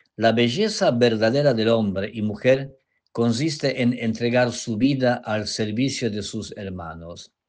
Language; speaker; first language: Spanish; non-native, fluent; Polish